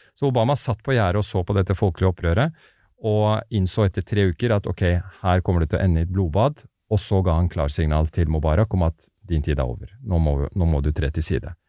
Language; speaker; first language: Norwegian; early bilingual, other home language; Persian